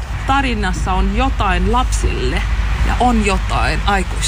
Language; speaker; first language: Finnish; non-native, learner; Russian